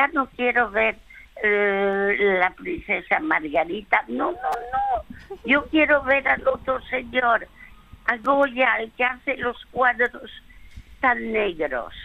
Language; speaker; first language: Spanish; early bilingual, other home language; French